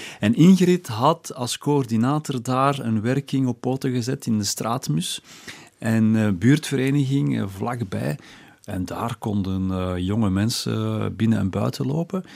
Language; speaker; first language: Dutch; early bilingual, other home language; Berber languages